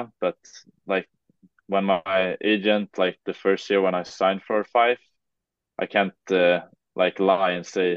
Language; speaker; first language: English; non-native, fluent; Swedish